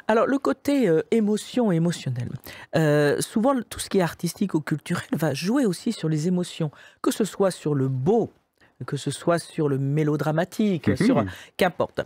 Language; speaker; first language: French; native; French